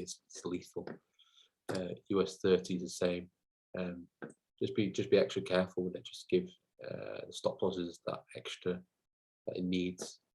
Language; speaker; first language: English; native; English